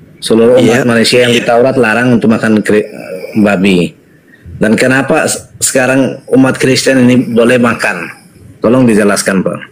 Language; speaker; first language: Indonesian; non-native, fluent; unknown